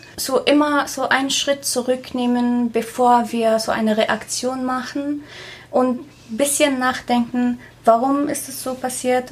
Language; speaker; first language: German; non-native, fluent; Arabic